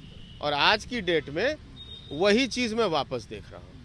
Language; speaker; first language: Hindi; native; Hindi